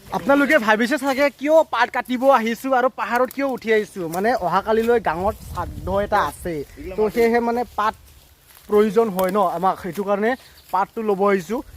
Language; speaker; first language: Assamese; non-native, local second language; Karbi